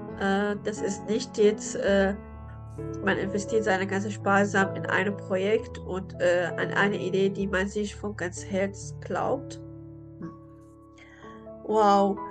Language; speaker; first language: German; non-native, learner; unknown